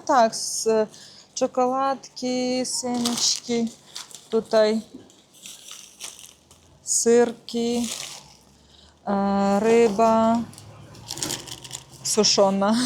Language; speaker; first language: Polish; non-native, learner; Russian